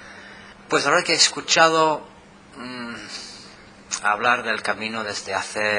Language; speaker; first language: Spanish; non-native, fluent; English